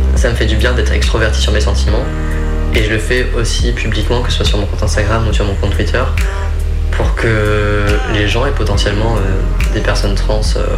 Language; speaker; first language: French; native; French